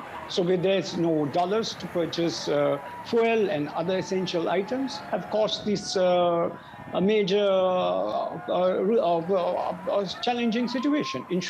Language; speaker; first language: English; non-native, local second language; Sinhala